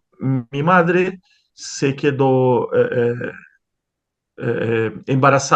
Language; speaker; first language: Spanish; non-native, fluent; Portuguese